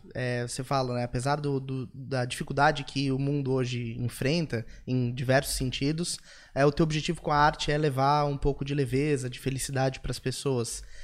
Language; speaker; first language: Portuguese; native; Portuguese